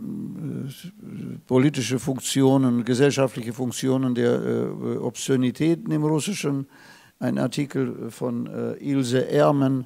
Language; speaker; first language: German; non-native, fluent; Russian